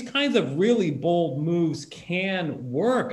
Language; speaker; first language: English; native; English